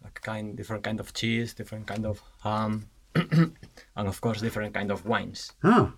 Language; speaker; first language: English; non-native, fluent; Spanish